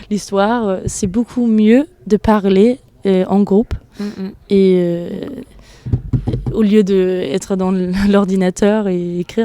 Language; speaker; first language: French; non-native, fluent; Danish